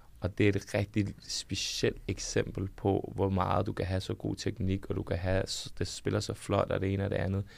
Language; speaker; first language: Danish; early bilingual, other home language; Serbian